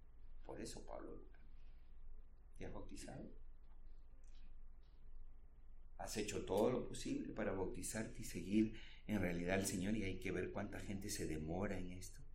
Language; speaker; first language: Spanish; native; Spanish